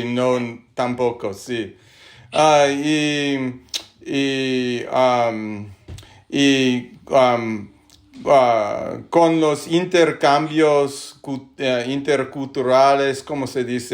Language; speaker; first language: Spanish; non-native, learner; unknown